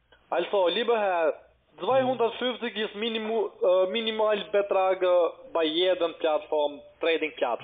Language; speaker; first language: German; non-native, learner; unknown